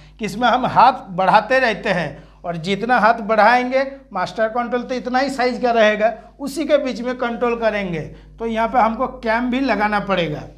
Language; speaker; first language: Hindi; native; Hindi